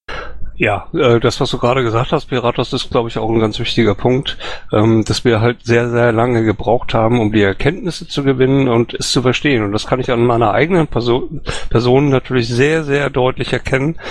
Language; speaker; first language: German; native; German